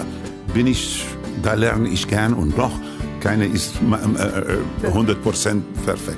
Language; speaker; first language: German; non-native, fluent; Spanish